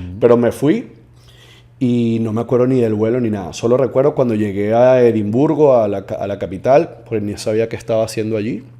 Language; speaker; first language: Spanish; native; Spanish